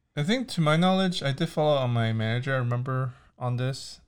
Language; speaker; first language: English; early bilingual, other home language; Chinese